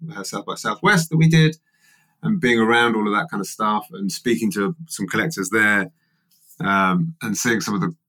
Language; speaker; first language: English; native; English